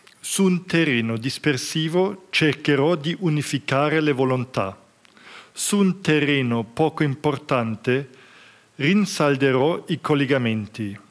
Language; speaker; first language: Italian; non-native, fluent; German